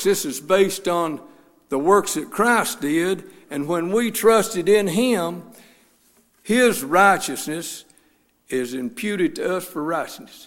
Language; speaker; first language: English; native; English